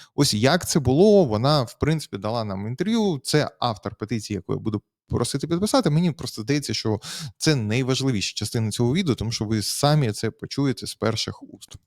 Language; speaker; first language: Ukrainian; native; Ukrainian